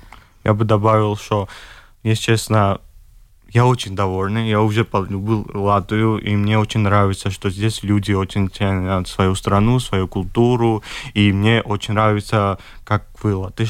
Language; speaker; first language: Russian; non-native, fluent; Georgian